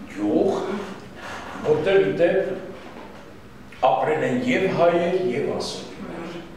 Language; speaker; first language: Armenian; non-native, local second language; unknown